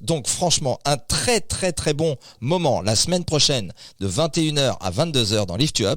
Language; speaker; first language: French; native; French